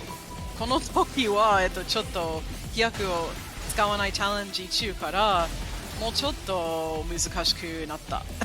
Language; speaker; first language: Japanese; non-native, fluent; English